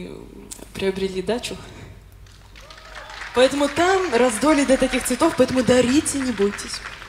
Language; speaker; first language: Russian; native; Russian